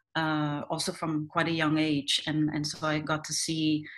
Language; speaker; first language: English; non-native, fluent; Dutch